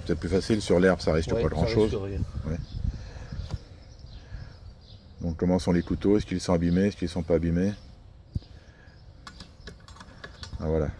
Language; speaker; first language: French; native; French